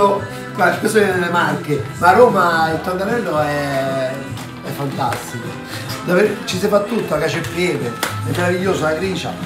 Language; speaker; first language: Italian; native; Italian